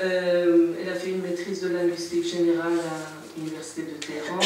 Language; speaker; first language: French; non-native, fluent; Persian